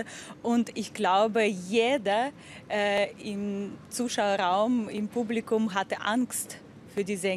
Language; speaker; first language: German; non-native, fluent; Russian